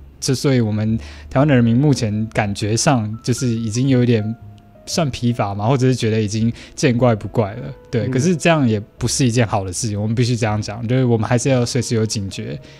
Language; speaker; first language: Chinese; native; Chinese